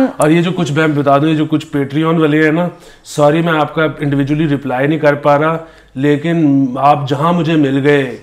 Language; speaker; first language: Urdu; native; Urdu